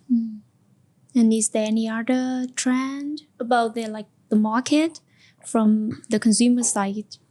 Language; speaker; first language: English; non-native, fluent; Vietnamese